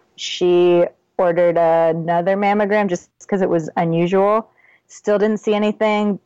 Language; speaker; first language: English; native; English